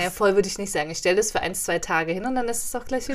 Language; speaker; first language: German; native; German